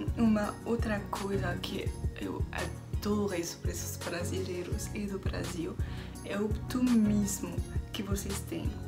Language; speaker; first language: Portuguese; non-native, learner; French